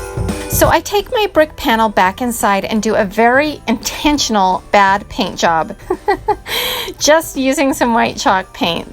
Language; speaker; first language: English; native; English